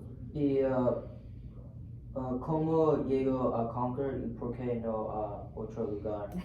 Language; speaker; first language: Spanish; non-native, learner; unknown